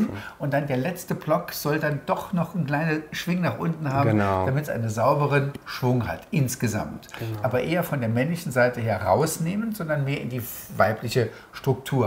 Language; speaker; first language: German; native; German